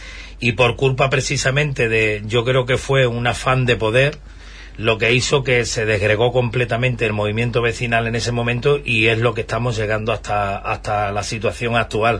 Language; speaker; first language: Spanish; native; Spanish